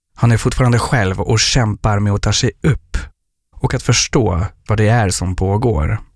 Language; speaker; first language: Swedish; non-native, fluent; French